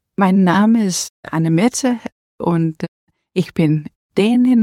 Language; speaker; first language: German; non-native, learner; Danish